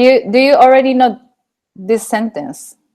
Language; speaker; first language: English; non-native, fluent; Japanese